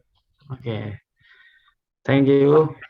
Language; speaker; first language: English; non-native, learner; Indonesian